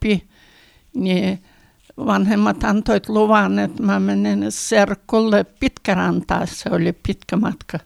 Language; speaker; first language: Finnish; early bilingual, heritage; Finnish